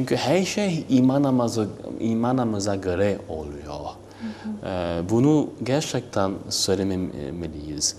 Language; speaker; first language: Turkish; non-native, learner; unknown